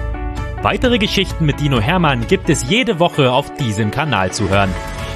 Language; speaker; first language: German; native; German